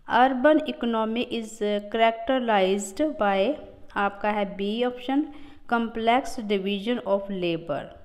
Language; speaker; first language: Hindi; non-native, local second language; Punjabi